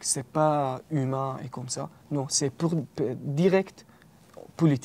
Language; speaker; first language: French; non-native, learner; Arabic